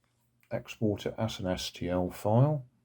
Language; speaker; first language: English; native; English